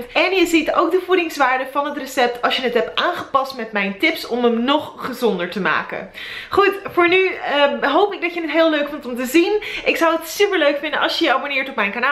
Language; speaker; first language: Dutch; native; Dutch